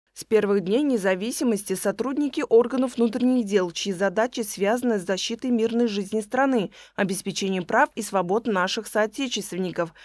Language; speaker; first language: Russian; non-native, local second language; Uzbek